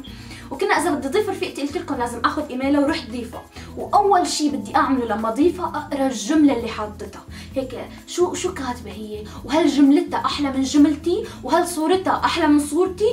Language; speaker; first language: Arabic; native; Arabic